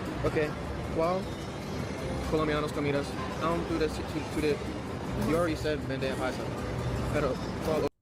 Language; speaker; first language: Spanish; non-native, learner; English